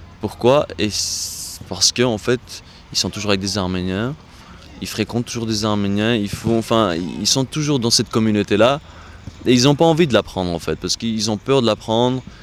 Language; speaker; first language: French; non-native, fluent; Armenian